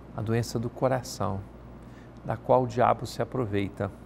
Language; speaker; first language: Portuguese; native; Portuguese